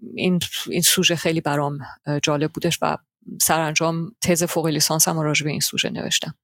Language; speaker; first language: Persian; early bilingual, heritage; Persian